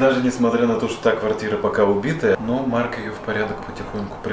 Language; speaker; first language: Russian; native; Russian